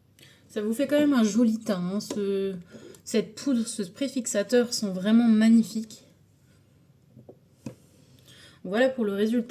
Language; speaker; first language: French; native; French